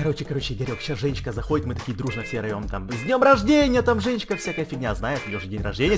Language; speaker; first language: Russian; native; Russian